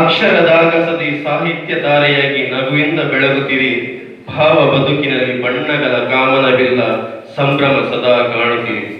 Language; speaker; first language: Kannada; non-native, local second language; Tulu